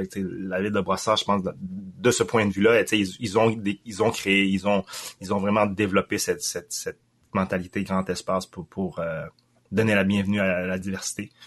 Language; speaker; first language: French; early bilingual, other home language; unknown